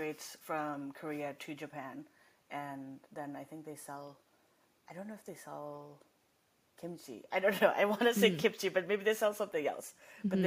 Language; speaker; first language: English; non-native, local second language; Nepali